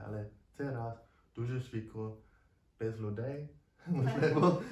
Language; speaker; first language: Ukrainian; non-native, learner; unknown